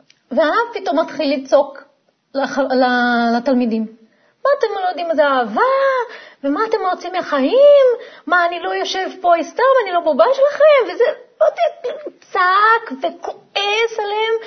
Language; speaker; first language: Hebrew; non-native, fluent; Portuguese